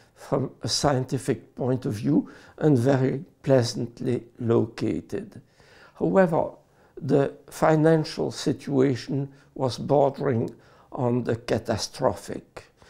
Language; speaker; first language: English; non-native, fluent; French